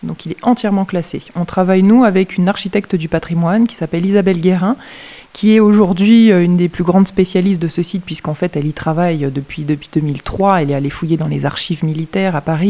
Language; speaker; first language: French; native; French